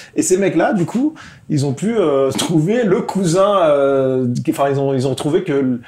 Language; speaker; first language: French; native; French